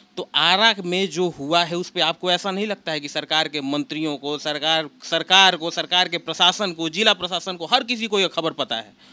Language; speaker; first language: Hindi; native; Hindi